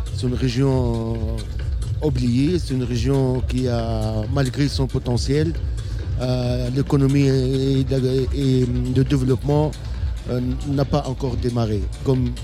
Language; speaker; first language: French; non-native, local second language; Arabic